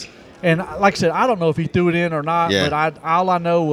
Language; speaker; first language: English; native; English